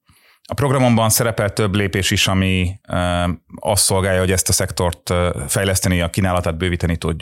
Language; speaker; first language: Hungarian; native; Hungarian